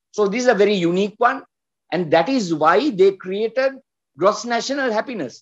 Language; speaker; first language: English; non-native, local second language; Sinhala